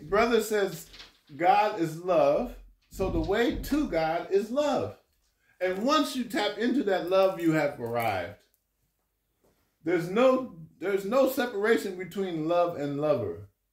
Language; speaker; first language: English; native; English